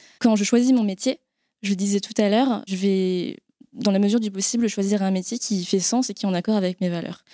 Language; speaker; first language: French; native; French